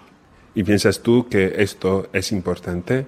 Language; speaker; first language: Spanish; non-native, fluent; English